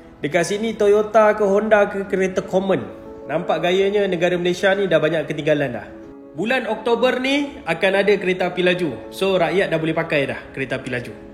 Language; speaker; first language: Malay; native; Malay